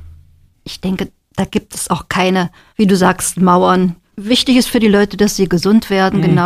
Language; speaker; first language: German; native; German